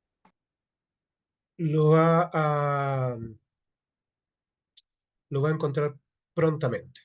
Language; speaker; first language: Spanish; native; Spanish